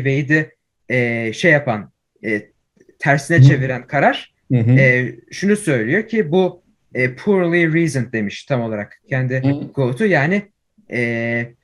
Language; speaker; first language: Turkish; early bilingual, heritage; Turkish